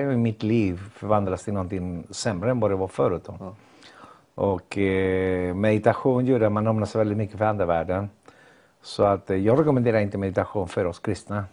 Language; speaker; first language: Swedish; non-native, fluent; Spanish